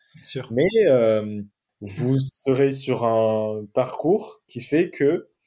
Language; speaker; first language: French; native; French